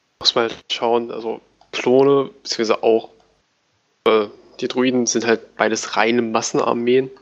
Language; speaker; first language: German; native; German